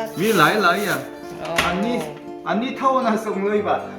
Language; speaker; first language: Thai; non-native, learner; Korean